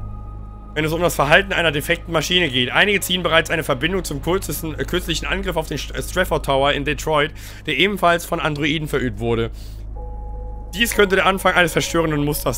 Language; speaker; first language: German; native; German